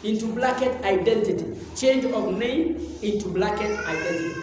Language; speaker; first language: English; non-native, local second language; Swahili